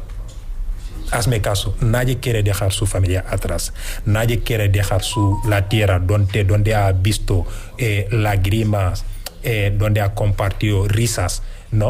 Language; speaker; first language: Spanish; non-native, fluent; Wolof